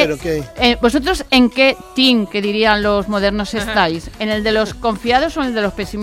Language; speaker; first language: Spanish; native; Spanish